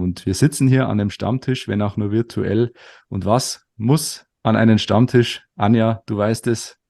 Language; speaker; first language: German; native; German